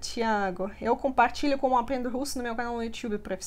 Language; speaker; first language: Portuguese; non-native, fluent; Russian